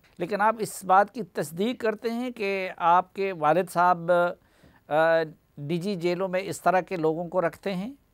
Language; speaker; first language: Urdu; non-native, local second language; Pashto